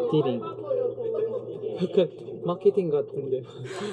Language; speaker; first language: Korean; non-native, fluent; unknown